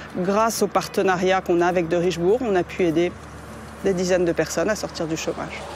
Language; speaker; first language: French; native; French